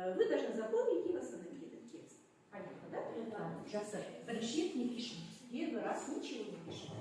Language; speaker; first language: Russian; non-native, local second language; Kazakh